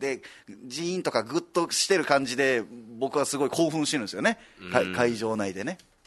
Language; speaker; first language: Japanese; native; Japanese